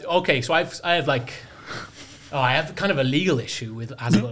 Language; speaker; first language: English; native; English